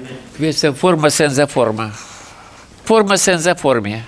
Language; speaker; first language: Italian; non-native, learner; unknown